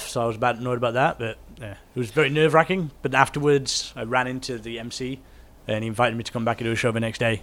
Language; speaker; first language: English; native; English